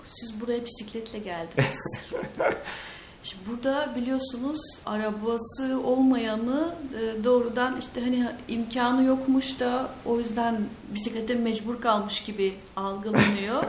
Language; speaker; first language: Turkish; native; Turkish